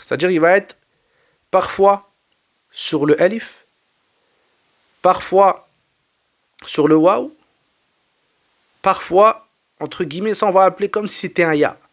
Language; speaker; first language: French; native; French